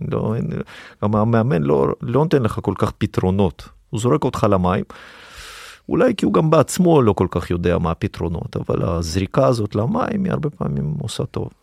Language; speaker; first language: Hebrew; early bilingual, other home language; Russian